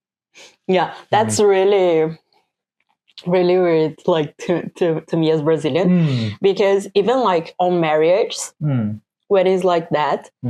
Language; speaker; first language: English; non-native, learner; Korean